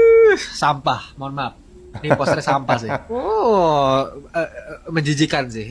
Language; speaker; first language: Indonesian; native; Indonesian